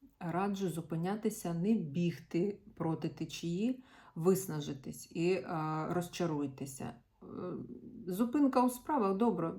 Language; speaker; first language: Ukrainian; non-native, local second language; Russian